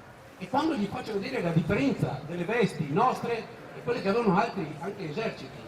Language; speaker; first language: Italian; native; Italian